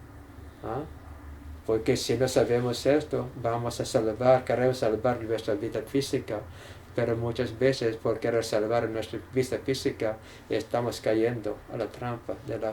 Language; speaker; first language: Spanish; non-native, learner; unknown